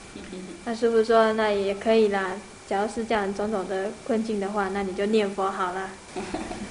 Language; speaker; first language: Chinese; native; Chinese